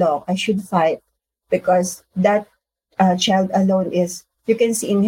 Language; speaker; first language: English; non-native, local second language; Filipino